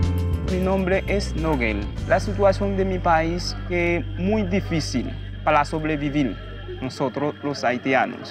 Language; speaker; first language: Spanish; non-native, fluent; Haitian Creole